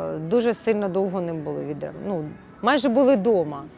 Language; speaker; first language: Ukrainian; native; Ukrainian